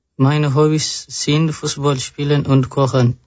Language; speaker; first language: German; non-native, learner; Tigrinya